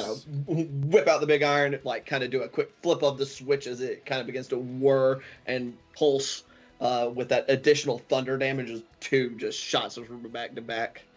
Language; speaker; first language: English; native; English